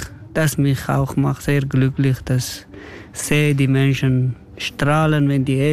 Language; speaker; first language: German; non-native, learner; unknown